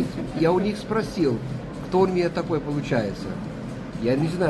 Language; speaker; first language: Russian; non-native, fluent; Urdu